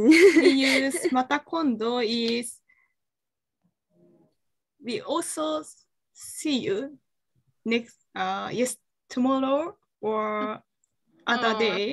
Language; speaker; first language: English; non-native, learner; Japanese